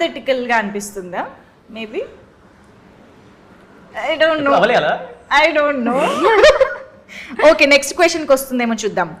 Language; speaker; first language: Telugu; native; Telugu